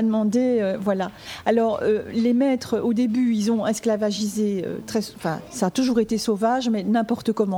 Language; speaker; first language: French; native; French